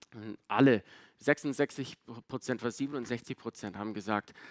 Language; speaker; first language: German; non-native, fluent; English